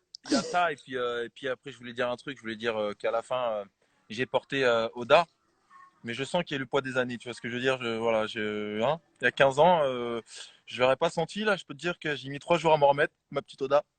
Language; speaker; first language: French; native; French